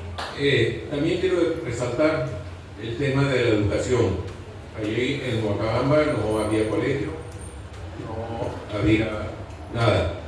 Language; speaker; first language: Spanish; native; Spanish